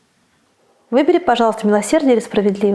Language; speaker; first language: Russian; native; Russian